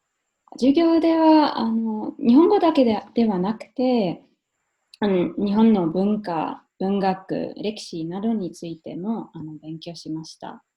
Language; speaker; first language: Japanese; non-native, fluent; German